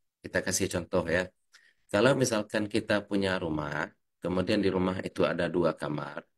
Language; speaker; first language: Indonesian; non-native, local second language; Minangkabau